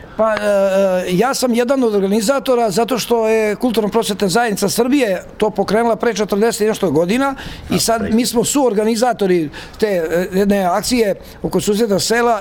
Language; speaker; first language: Serbian; native; Serbian